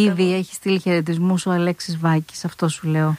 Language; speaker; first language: Greek; native; Greek